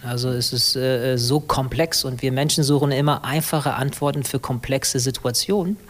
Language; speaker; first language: German; early bilingual, other home language; English